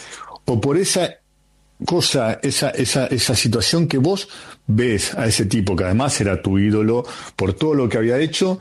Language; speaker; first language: Spanish; native; Spanish